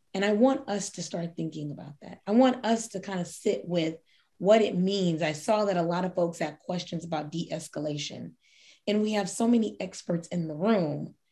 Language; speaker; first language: English; native; English